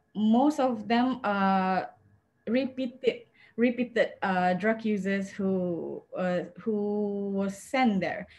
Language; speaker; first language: English; non-native, local second language; Malay